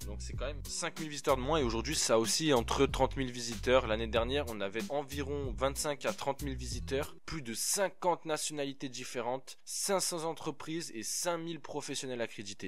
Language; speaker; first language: French; native; French